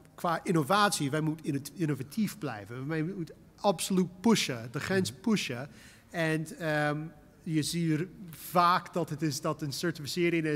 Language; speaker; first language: Dutch; non-native, fluent; English